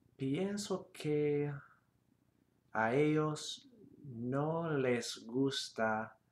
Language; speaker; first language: Spanish; non-native, learner; English